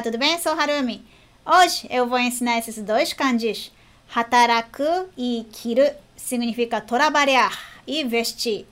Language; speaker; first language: Portuguese; non-native, fluent; Japanese